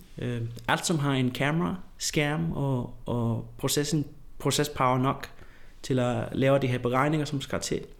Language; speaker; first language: Danish; non-native, fluent; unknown